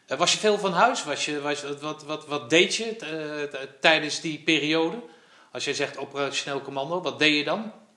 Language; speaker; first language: Dutch; native; Dutch